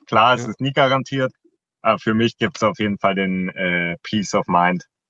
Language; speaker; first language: German; native; German